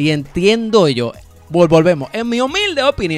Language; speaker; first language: Spanish; native; Spanish